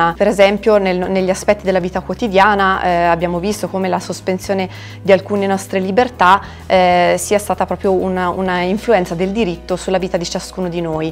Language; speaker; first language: Italian; native; Italian